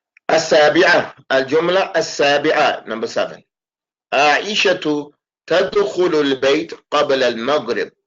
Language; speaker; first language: Arabic; non-native, fluent; English